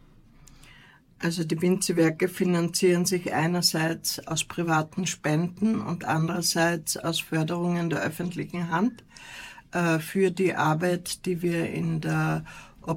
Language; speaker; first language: German; native; German